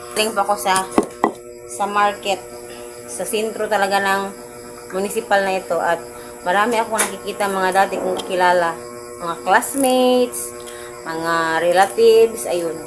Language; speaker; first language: Filipino; non-native, local second language; Cebuano